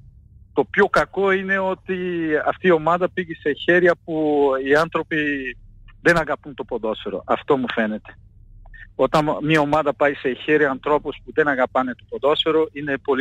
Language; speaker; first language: Greek; non-native, fluent; Portuguese